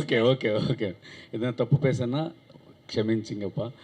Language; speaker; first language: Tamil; non-native, learner; Telugu